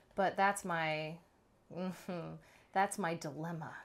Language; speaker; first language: English; native; English